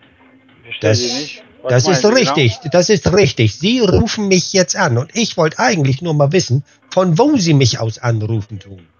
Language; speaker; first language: German; native; German